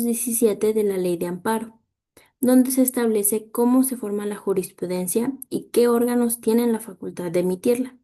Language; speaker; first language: Spanish; native; Spanish